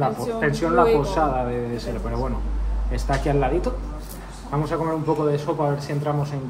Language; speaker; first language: Spanish; native; Spanish